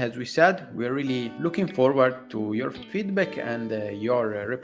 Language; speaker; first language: English; non-native, fluent; Italian